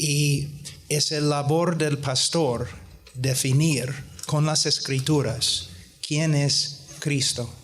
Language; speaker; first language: Spanish; non-native, fluent; English